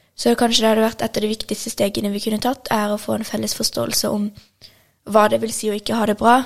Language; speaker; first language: Norwegian; early bilingual, other home language; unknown